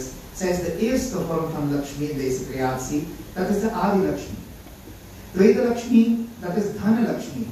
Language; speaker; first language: Dutch; non-native, local second language; Caribbean Hindustani